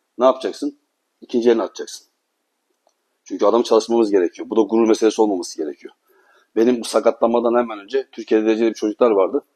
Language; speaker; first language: Turkish; native; Turkish